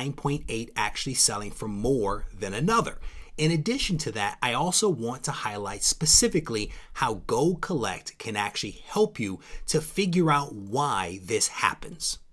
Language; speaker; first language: English; native; English